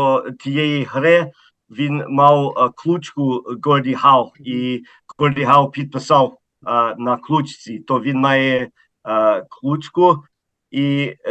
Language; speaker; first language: Ukrainian; early bilingual, heritage; Ukrainian